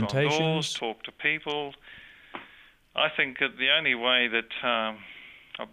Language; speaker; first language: English; native; English